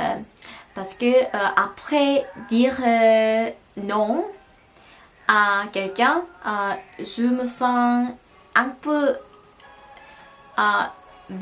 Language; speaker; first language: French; non-native, learner; Korean